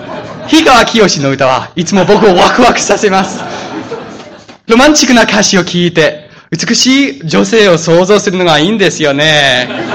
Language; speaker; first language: Japanese; non-native, fluent; English